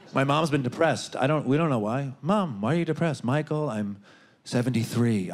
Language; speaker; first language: English; native; English